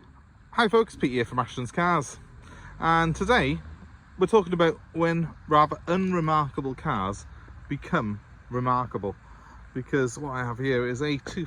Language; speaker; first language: English; native; English